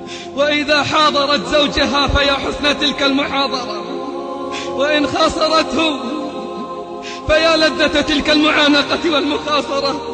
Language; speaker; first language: Arabic; native; Arabic